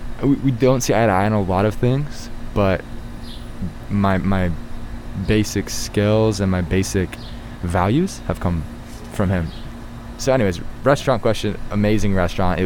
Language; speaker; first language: English; native; English